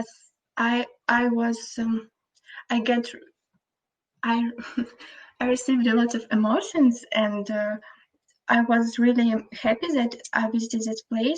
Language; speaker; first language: English; non-native, fluent; Russian